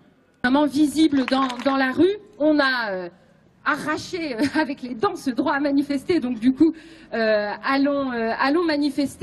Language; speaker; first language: French; native; French